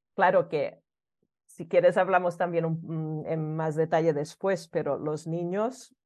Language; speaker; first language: Spanish; early bilingual, other home language; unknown